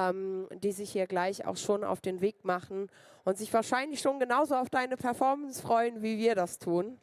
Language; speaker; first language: German; native; German